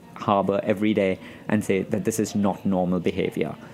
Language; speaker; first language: English; non-native, local second language; Gujarati